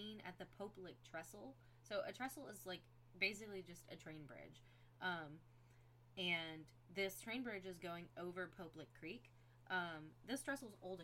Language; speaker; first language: English; native; English